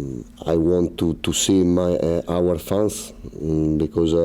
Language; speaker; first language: English; non-native, learner; Italian